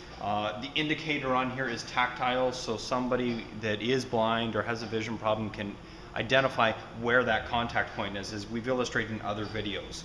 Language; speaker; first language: English; native; English